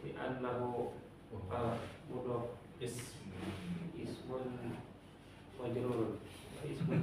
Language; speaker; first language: Arabic; non-native, learner; Indonesian